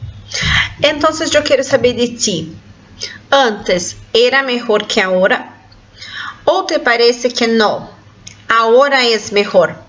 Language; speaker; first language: Spanish; non-native, fluent; Portuguese